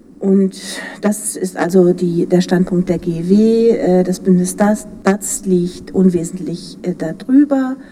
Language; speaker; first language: German; native; German